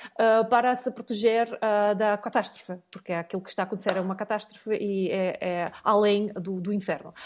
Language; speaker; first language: Portuguese; non-native, fluent; Russian